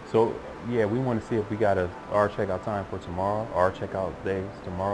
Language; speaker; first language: English; native; English